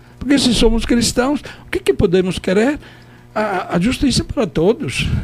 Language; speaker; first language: Portuguese; non-native, fluent; Italian